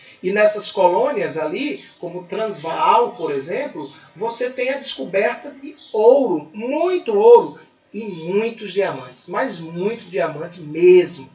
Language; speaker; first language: Portuguese; native; Portuguese